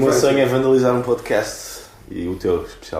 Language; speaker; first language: Portuguese; native; Portuguese